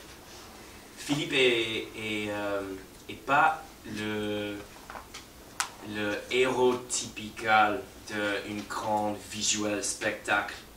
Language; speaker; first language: French; non-native, fluent; English